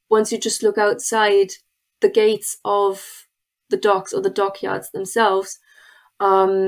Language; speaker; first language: English; non-native, fluent; German